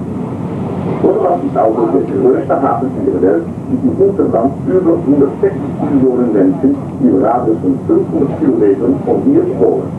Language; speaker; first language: German; non-native, fluent; Dutch